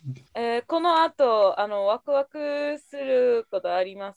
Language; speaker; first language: Japanese; non-native, fluent; English